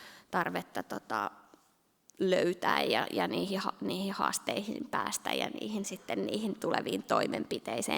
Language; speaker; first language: Finnish; native; Finnish